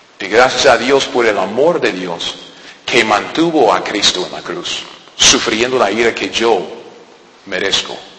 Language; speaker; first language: Spanish; non-native, fluent; English